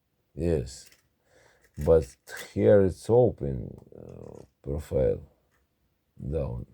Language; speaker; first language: English; non-native, learner; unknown